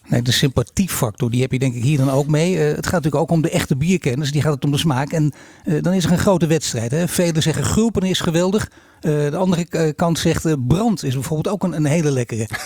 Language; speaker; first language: Dutch; native; Dutch